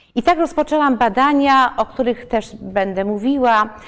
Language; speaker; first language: Polish; native; Polish